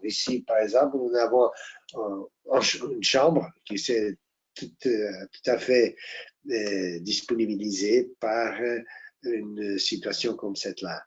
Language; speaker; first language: French; non-native, fluent; Portuguese